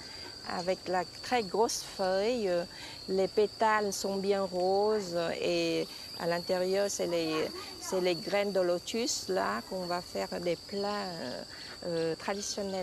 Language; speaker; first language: French; non-native, fluent; Vietnamese